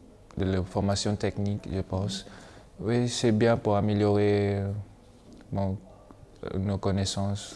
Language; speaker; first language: French; non-native, learner; Malay